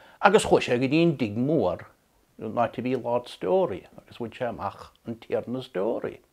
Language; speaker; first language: Irish; native; Irish